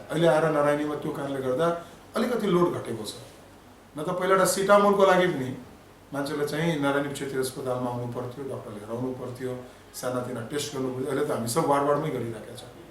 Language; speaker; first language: Nepali; non-native, local second language; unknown